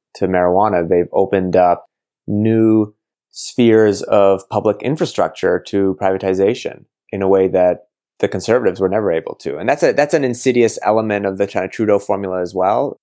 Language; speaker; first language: English; native; English